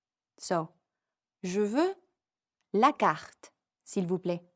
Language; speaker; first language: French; non-native, fluent; English